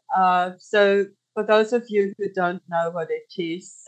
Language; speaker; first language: English; non-native, fluent; German